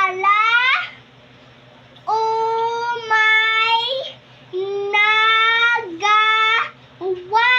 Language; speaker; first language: Filipino; non-native, local second language; Cebuano